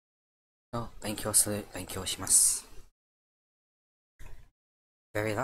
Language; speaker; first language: Japanese; non-native, learner; English